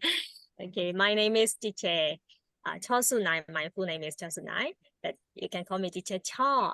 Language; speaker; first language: English; non-native, learner; Burmese